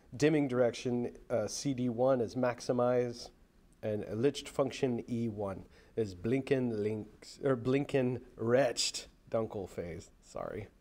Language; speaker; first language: English; native; English